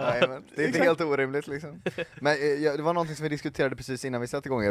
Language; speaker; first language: Swedish; native; Swedish